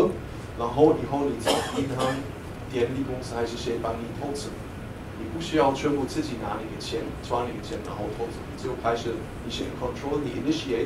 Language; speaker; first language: Chinese; non-native, fluent; German